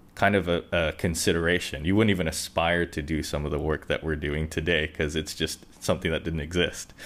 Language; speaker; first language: English; non-native, local second language; Japanese